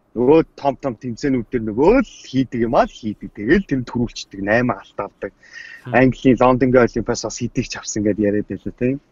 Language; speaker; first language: Mongolian; native; Mongolian